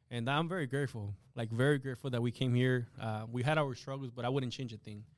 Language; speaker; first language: English; early bilingual, other home language; Spanish